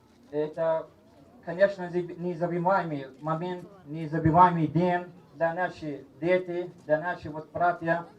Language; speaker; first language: Russian; non-native, fluent; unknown